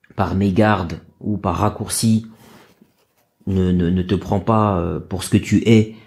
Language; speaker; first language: French; native; French